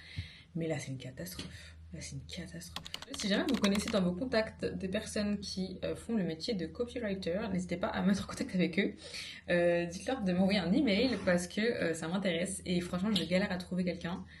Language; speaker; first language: French; native; French